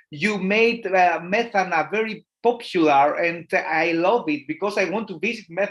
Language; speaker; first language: English; non-native, learner; Greek